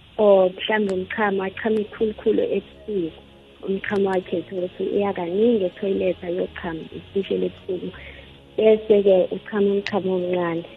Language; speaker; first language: Zulu; non-native, local second language; South Ndebele